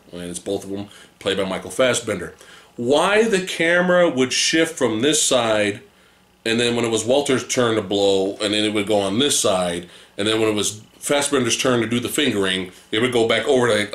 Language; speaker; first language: English; native; English